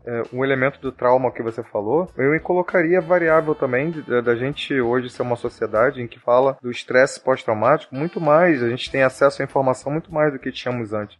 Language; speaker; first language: Portuguese; native; Portuguese